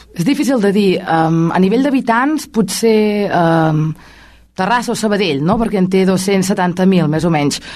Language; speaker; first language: Catalan; native; Catalan